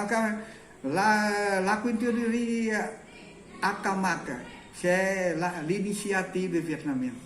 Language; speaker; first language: French; non-native, learner; Vietnamese